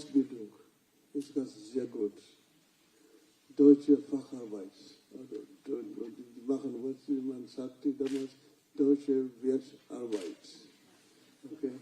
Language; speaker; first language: German; non-native, fluent; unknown